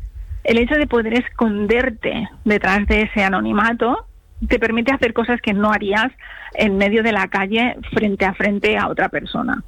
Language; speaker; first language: Spanish; native; Spanish